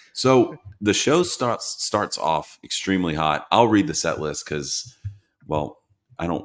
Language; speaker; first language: English; native; English